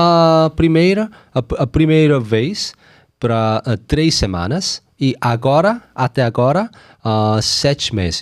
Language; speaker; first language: Portuguese; non-native, learner; Korean